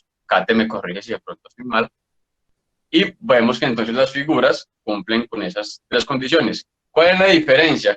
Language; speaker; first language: Spanish; native; Spanish